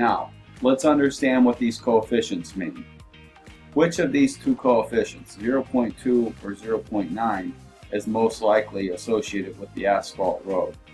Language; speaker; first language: English; native; English